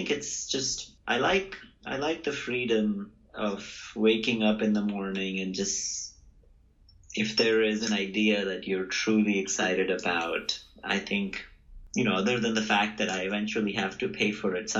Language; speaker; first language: English; non-native, local second language; Hindi